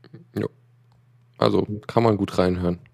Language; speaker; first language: German; native; German